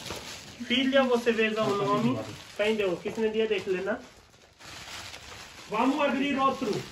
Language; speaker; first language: Portuguese; non-native, learner; Hindi